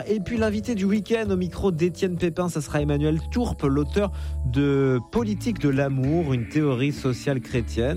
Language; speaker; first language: French; native; French